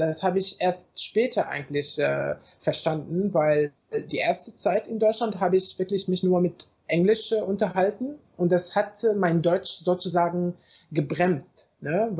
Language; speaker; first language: German; non-native, fluent; Arabic